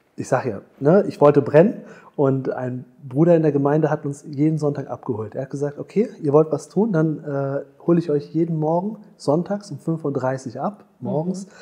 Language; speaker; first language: German; early bilingual, other home language; Tamil